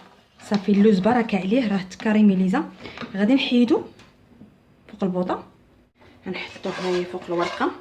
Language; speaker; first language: Arabic; native; Arabic